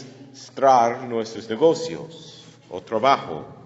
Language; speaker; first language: Spanish; non-native, learner; English